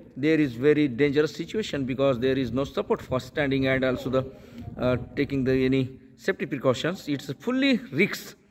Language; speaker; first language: English; non-native, local second language; Marathi